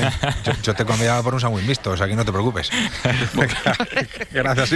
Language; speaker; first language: Spanish; native; Spanish